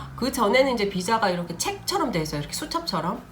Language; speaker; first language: Korean; native; Korean